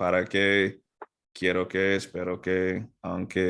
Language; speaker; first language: Spanish; non-native, fluent; English